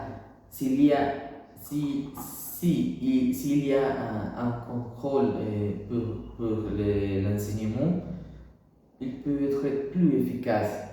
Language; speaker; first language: French; non-native, learner; Spanish